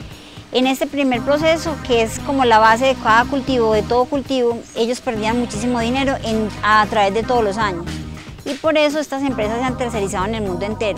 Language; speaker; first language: Spanish; native; Spanish